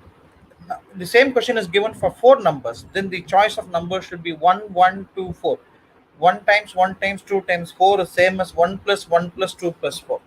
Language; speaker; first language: English; non-native, local second language; Tamil